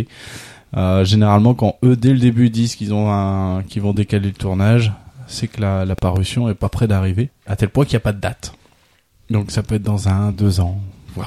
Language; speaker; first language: French; native; French